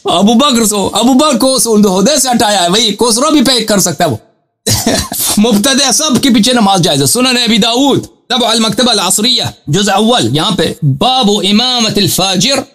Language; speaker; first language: Urdu; non-native, fluent; Persian